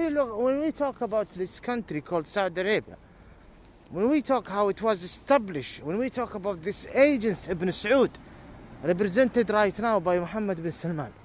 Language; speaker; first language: English; non-native, fluent; Arabic